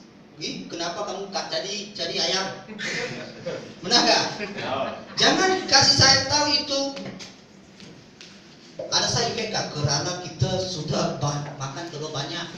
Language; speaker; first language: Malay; non-native, local second language; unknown